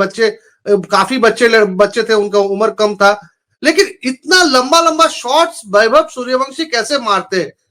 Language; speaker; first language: Hindi; non-native, local second language; Bangla